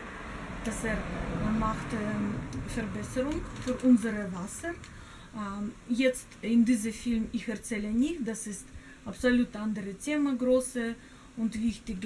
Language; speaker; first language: German; non-native, learner; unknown